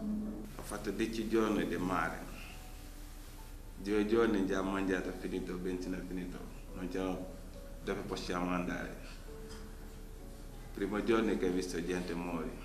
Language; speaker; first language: Italian; non-native, learner; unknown